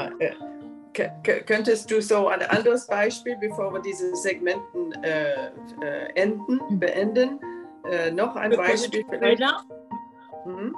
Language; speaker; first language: German; non-native, fluent; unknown